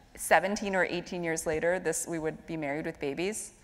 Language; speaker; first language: English; native; English